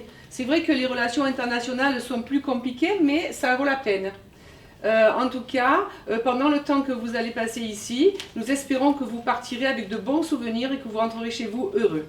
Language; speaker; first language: French; native; French